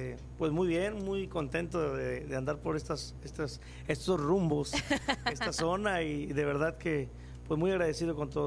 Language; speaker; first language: Spanish; native; Spanish